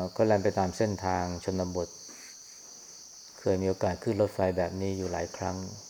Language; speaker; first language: Thai; native; Thai